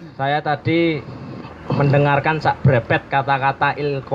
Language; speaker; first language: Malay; non-native, local second language; Javanese